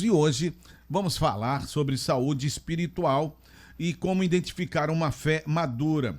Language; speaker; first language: Portuguese; native; Portuguese